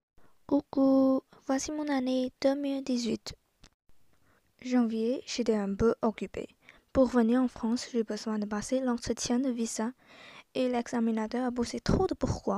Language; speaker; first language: French; non-native, learner; Chinese